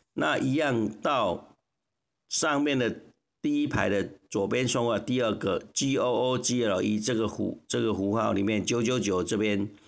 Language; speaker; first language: Chinese; native; Chinese